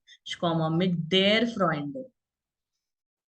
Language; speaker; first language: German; non-native, learner; Hindi